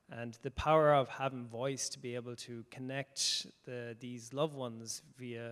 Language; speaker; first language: English; native; English